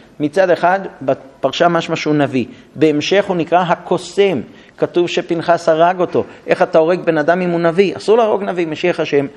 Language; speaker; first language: Hebrew; non-native, fluent; English